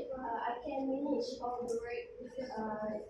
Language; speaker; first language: English; non-native, local second language; Malay